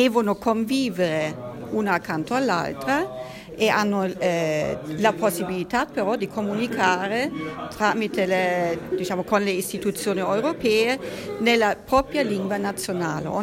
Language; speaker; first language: Italian; non-native, fluent; German